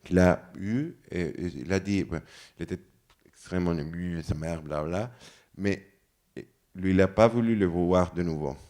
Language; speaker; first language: French; non-native, fluent; Spanish